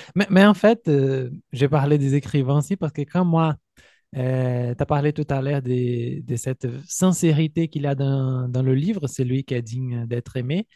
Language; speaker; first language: French; non-native, fluent; Portuguese